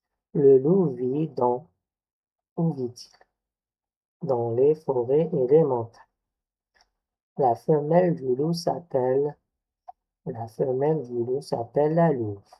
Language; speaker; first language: French; non-native, local second language; Arabic